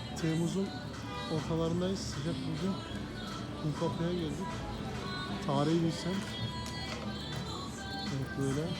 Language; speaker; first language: Turkish; native; Turkish